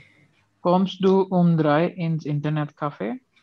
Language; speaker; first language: German; non-native, learner; Urdu